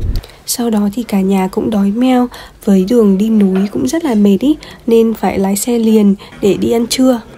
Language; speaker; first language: Vietnamese; native; Vietnamese